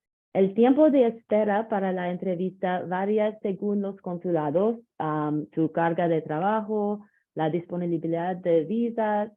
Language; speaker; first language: Spanish; non-native, learner; English